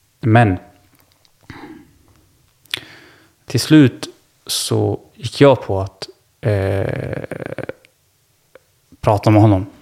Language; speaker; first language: Swedish; early bilingual, other home language; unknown